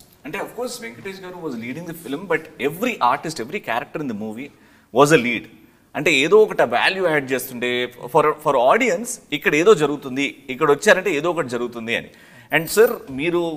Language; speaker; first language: Telugu; native; Telugu